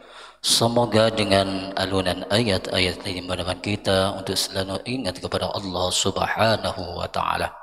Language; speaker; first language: Indonesian; non-native, local second language; Javanese